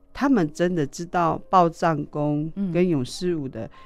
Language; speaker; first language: Chinese; non-native, local second language; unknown